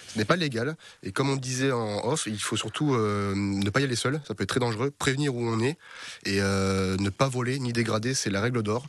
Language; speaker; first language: French; native; French